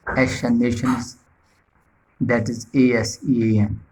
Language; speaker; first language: English; non-native, local second language; Urdu